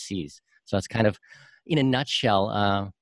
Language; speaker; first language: English; native; English